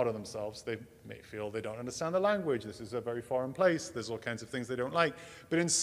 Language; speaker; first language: English; native; English